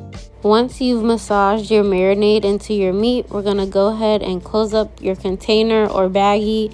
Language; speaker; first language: English; native; English